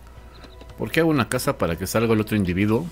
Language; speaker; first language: Spanish; native; Spanish